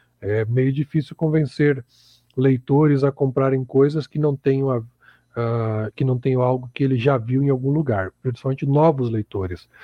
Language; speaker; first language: Portuguese; native; Portuguese